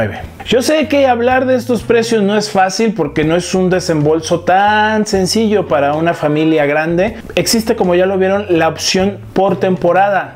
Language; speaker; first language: Spanish; native; Spanish